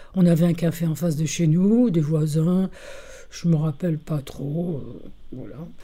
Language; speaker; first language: French; early bilingual, other home language; Italian